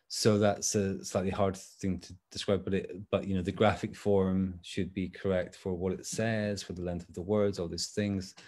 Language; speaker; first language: English; native; English